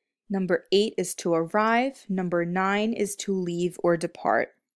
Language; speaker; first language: English; native; English